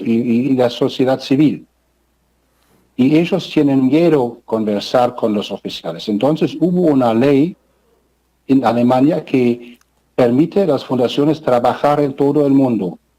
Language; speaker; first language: Spanish; non-native, fluent; German